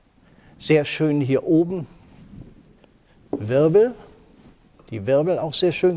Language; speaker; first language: German; native; German